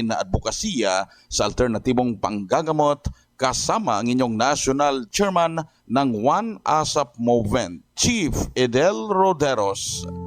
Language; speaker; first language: Filipino; native; Filipino